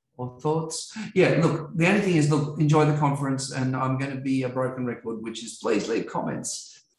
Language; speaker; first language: English; native; English